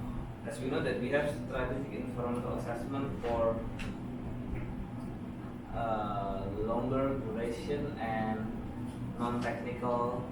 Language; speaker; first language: English; non-native, fluent; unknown